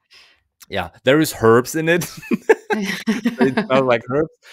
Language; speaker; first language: English; non-native, fluent; German